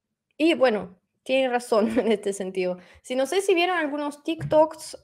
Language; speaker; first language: Spanish; non-native, fluent; Russian